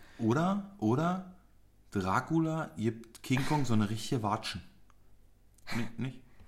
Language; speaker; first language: German; early bilingual, other home language; Polish